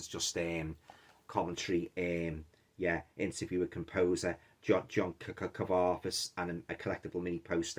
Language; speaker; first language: English; native; English